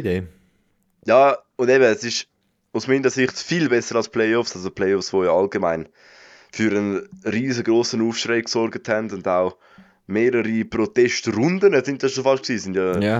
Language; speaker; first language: German; native; German